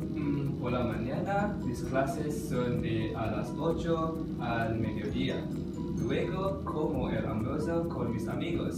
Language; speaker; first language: Spanish; non-native, learner; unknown